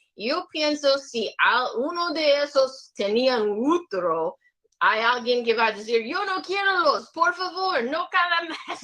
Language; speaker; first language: Spanish; non-native, learner; English